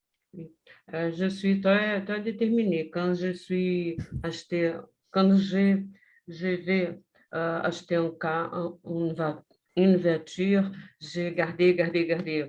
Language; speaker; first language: French; non-native, learner; Portuguese